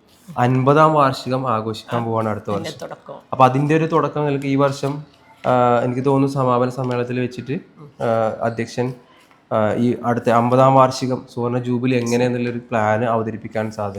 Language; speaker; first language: Malayalam; native; Malayalam